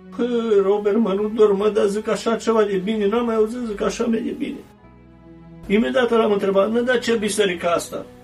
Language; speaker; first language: Romanian; early bilingual, heritage; Romanian